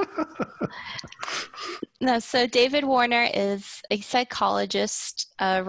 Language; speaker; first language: English; native; English